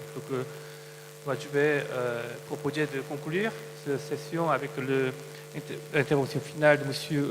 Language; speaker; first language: French; non-native, fluent; Korean